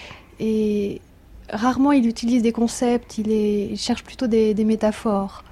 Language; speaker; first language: French; native; French